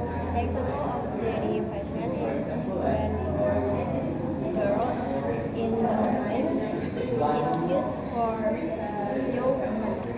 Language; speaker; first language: English; non-native, learner; Indonesian